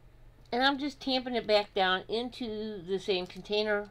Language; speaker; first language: English; native; English